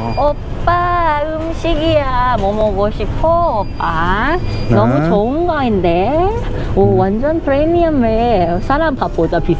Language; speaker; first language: Korean; non-native, learner; Thai